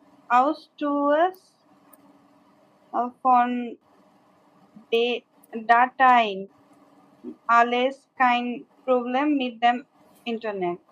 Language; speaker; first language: German; non-native, learner; Bangla